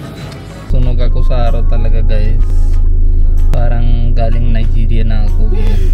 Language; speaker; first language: Filipino; non-native, learner; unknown